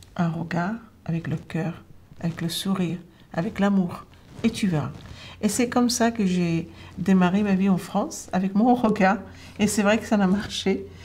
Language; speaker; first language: French; non-native, fluent; Arabic